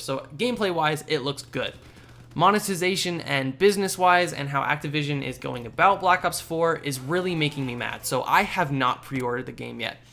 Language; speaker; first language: English; native; English